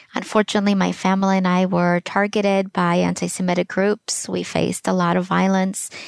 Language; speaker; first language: English; early bilingual, other home language; Russian